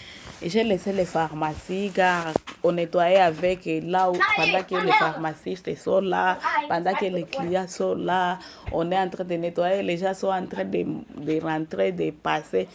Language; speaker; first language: French; non-native, local second language; Swahili